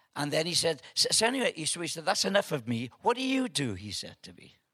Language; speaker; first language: English; native; English